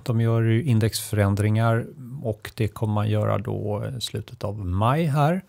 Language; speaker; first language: Swedish; native; Swedish